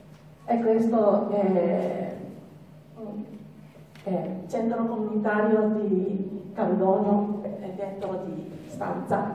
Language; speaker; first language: Italian; non-native, learner; Japanese